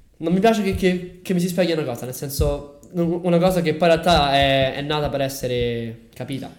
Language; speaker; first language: Italian; native; Italian